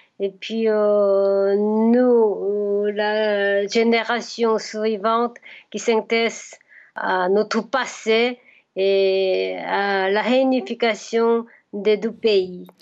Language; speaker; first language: French; non-native, fluent; Korean